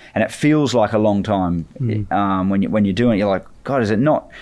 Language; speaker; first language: English; native; English